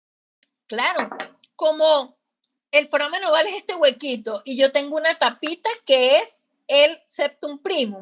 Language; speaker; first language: Spanish; native; Spanish